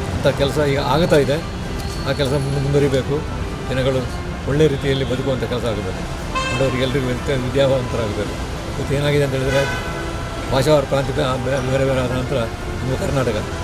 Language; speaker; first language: Kannada; non-native, local second language; Tulu